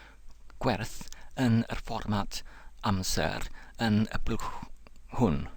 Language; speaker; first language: Welsh; non-native, fluent; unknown